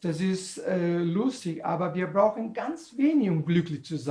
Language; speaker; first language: German; non-native, learner; Portuguese